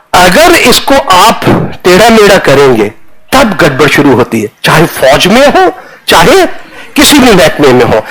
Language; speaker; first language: Hindi; non-native, local second language; Punjabi